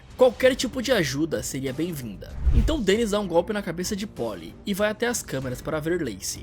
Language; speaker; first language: Portuguese; native; Portuguese